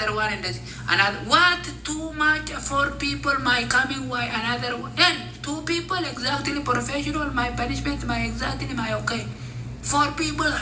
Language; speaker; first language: English; non-native, learner; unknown